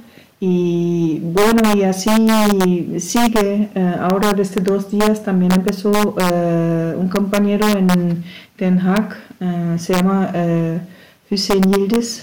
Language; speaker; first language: Spanish; non-native, fluent; German